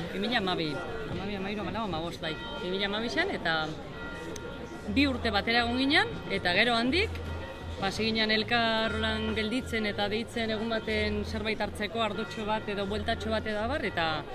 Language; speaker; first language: Basque; native; Basque